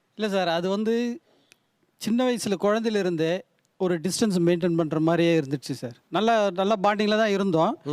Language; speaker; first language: Tamil; non-native, local second language; Telugu